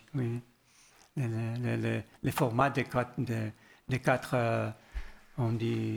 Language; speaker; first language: French; non-native, learner; Spanish